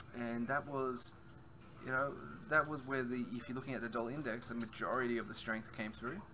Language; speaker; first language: English; native; English